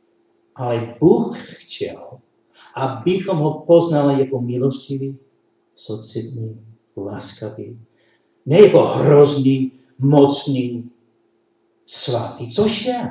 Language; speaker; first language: Czech; non-native, learner; English